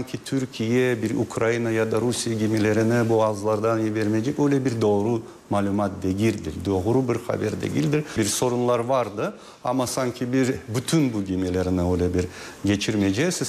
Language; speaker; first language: Turkish; non-native, fluent; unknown